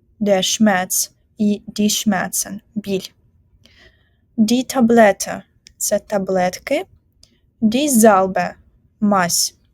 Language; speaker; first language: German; non-native, fluent; Ukrainian